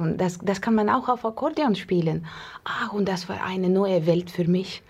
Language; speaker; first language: German; non-native, fluent; Russian